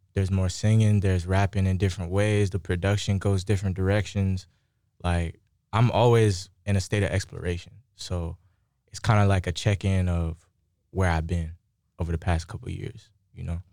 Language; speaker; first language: English; native; English